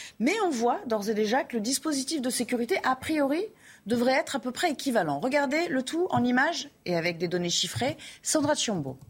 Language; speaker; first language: French; native; French